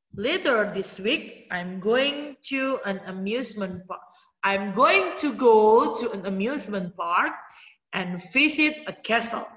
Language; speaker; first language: English; non-native, fluent; Indonesian